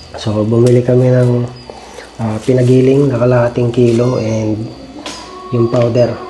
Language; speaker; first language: Filipino; native; Filipino